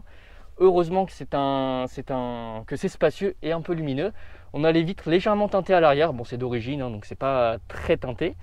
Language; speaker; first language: French; native; French